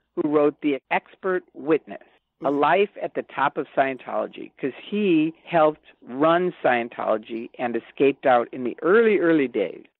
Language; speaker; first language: English; native; English